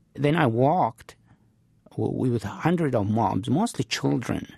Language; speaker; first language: English; non-native, fluent; Arabic